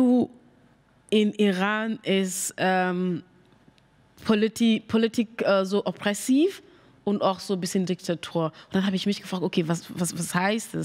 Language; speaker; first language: German; non-native, learner; Mandingo